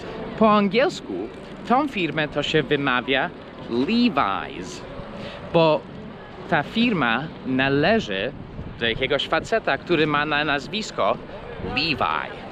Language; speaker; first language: Polish; early bilingual, heritage; English